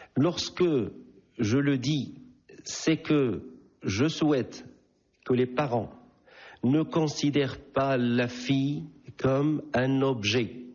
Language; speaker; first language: French; non-native, local second language; Arabic